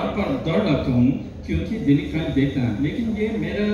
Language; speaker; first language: Hindi; non-native, learner; English